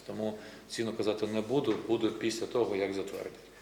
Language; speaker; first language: Ukrainian; native; Ukrainian